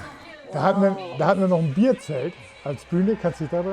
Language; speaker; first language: German; native; German